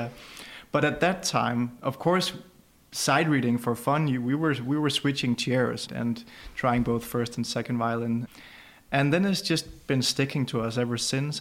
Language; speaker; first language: English; non-native, fluent; Danish